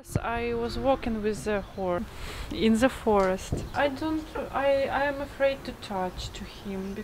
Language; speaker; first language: English; non-native, fluent; Ukrainian